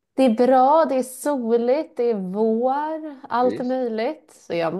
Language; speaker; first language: Swedish; native; Swedish